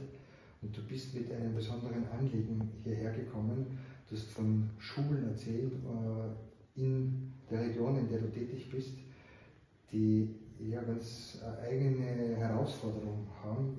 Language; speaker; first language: German; native; German